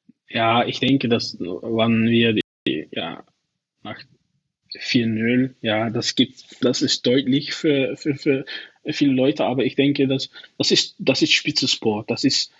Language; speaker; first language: German; non-native, learner; Dutch